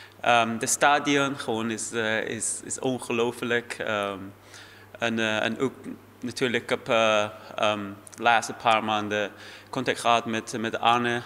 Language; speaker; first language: Dutch; non-native, fluent; Persian